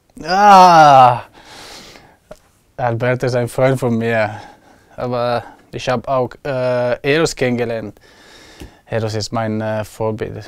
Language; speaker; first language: German; non-native, learner; Italian